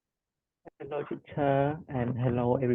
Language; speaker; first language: English; non-native, learner; Khmer